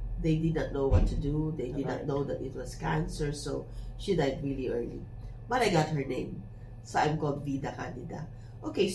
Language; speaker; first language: English; non-native, local second language; Filipino